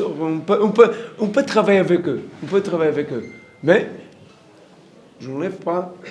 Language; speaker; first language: French; non-native, learner; Portuguese